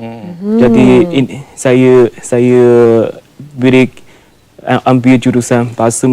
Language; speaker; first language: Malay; non-native, learner; Chinese